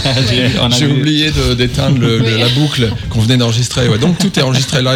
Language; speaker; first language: French; native; French